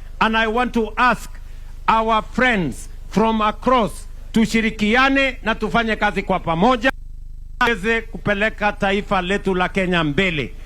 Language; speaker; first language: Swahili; non-native, local second language; Kalenjin